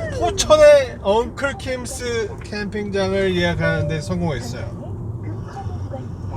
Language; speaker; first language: Korean; native; Korean